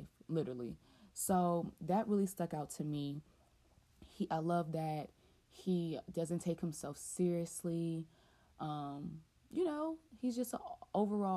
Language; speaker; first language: English; native; English